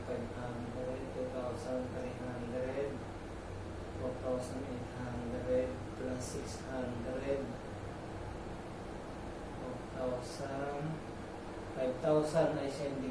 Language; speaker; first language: English; non-native, learner; Filipino